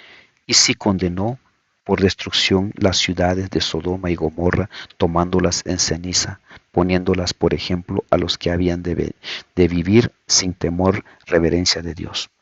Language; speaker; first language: Spanish; native; Spanish